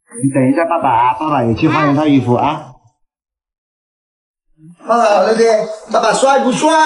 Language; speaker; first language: Chinese; native; Chinese